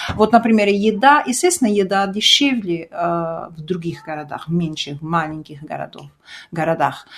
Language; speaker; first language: Russian; early bilingual, heritage; Russian